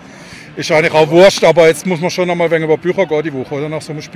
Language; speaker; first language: German; native; German